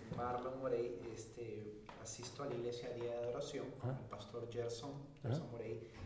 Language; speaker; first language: Spanish; native; Spanish